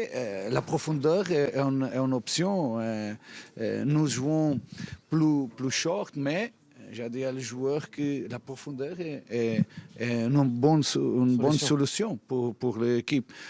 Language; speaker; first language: French; non-native, fluent; Portuguese